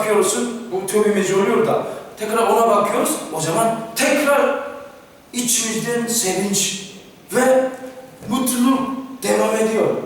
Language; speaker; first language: Turkish; non-native, fluent; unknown